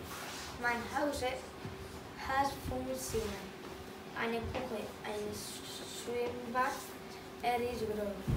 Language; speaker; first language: German; non-native, learner; Spanish